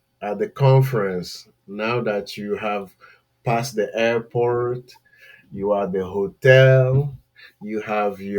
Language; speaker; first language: English; non-native, fluent; French